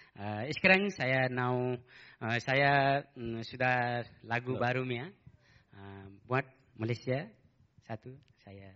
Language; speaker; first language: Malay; non-native, learner; Nepali